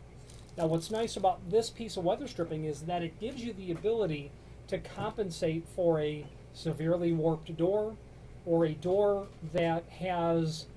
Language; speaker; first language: English; native; English